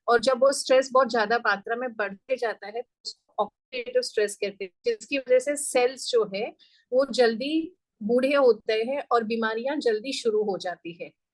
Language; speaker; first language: Hindi; non-native, local second language; Gujarati